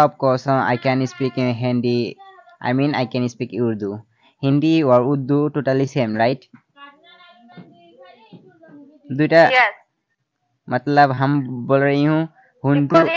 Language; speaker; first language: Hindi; non-native, learner; Bangla